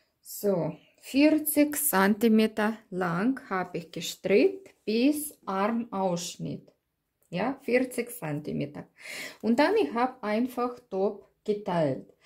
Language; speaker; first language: German; non-native, learner; Russian